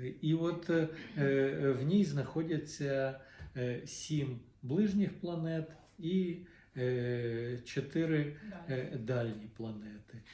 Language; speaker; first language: Ukrainian; non-native, local second language; Russian